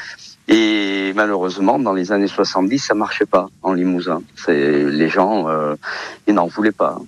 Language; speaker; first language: French; early bilingual, other home language; Portuguese